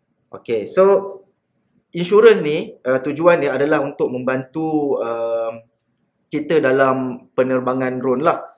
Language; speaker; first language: Malay; native; Malay